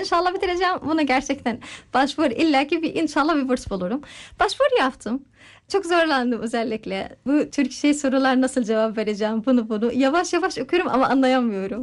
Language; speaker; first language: Turkish; non-native, fluent; Arabic